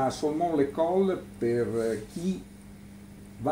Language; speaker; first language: French; non-native, learner; Italian